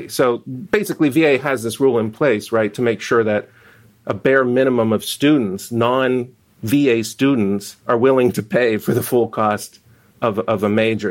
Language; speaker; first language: English; native; English